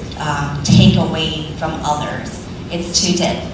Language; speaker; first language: English; early bilingual, other home language; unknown